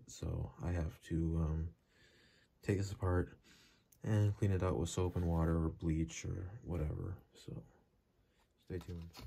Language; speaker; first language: English; native; English